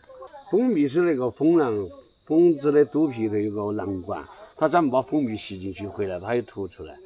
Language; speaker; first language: Chinese; native; Chinese